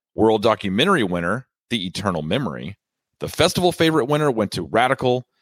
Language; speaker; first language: English; native; English